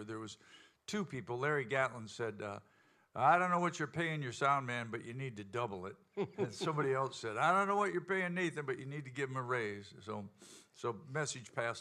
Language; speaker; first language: English; native; English